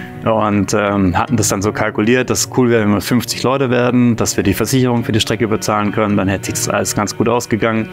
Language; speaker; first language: German; native; German